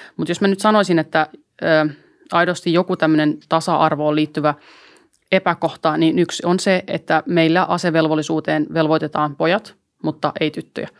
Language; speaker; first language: Finnish; early bilingual, other home language; Albanian